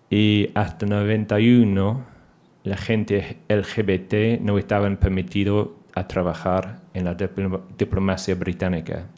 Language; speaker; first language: Spanish; non-native, fluent; English